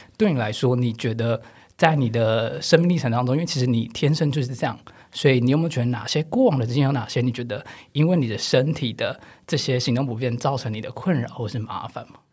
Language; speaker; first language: Chinese; native; Chinese